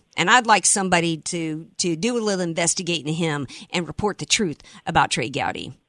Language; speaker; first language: English; native; English